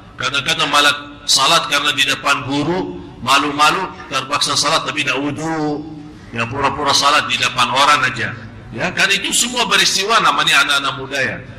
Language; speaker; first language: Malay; non-native, fluent; Arabic